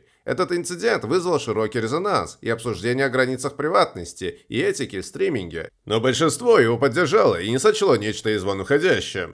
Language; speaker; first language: Russian; native; Russian